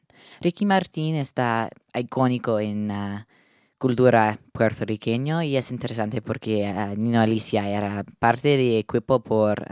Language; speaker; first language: Spanish; non-native, learner; English